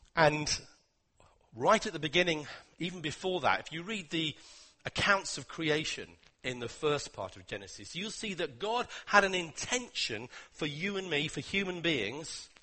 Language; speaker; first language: English; native; English